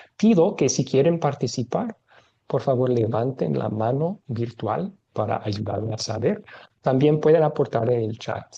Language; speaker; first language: Spanish; non-native, fluent; English